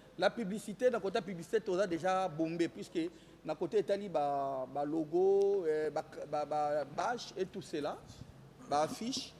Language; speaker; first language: French; non-native, local second language; Lingala